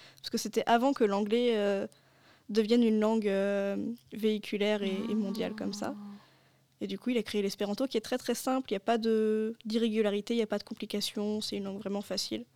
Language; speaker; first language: French; native; French